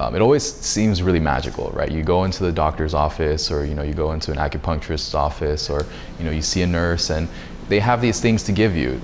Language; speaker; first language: English; native; English